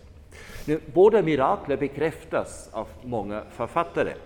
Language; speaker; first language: Swedish; non-native, fluent; German